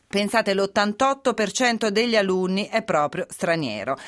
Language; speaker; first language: Italian; native; Italian